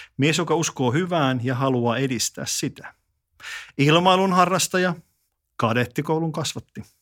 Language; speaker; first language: Finnish; native; Finnish